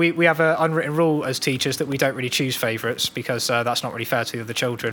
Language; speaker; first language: English; native; English